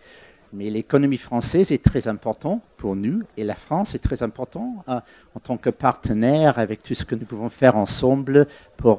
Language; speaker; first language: French; non-native, fluent; English